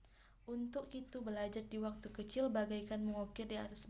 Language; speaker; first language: Indonesian; native; Indonesian